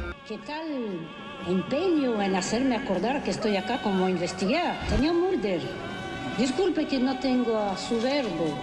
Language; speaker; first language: Spanish; non-native, fluent; French